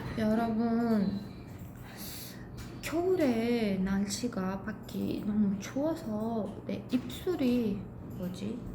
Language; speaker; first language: Korean; non-native, learner; Uzbek